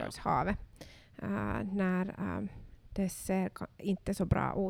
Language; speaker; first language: Swedish; non-native, local second language; Finnish